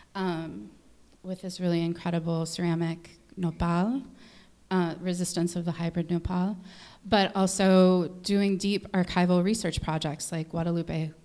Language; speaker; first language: English; native; English